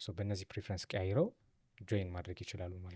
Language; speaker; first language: Amharic; native; Amharic